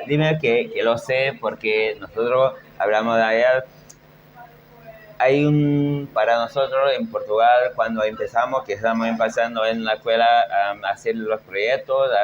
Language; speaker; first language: Spanish; non-native, fluent; Portuguese